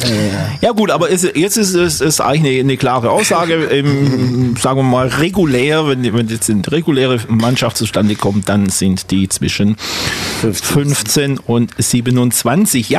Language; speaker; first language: German; native; German